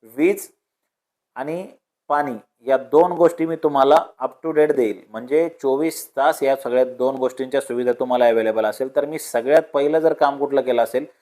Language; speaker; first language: Marathi; native; Marathi